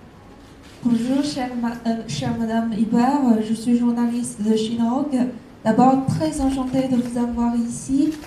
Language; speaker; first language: French; non-native, fluent; Chinese